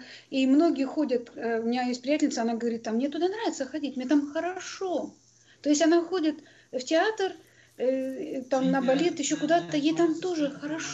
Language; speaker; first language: Russian; native; Russian